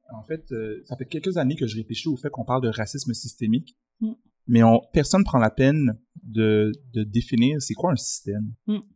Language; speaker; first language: French; early bilingual, other home language; Arabic